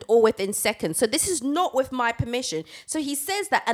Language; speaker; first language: English; native; English